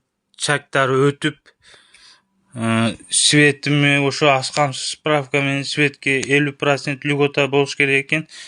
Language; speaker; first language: Kyrgyz; native; Kyrgyz